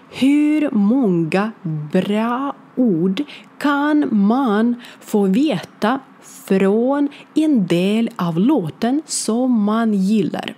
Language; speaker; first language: Swedish; non-native, learner; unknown